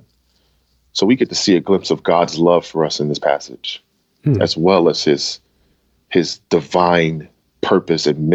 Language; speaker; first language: English; native; English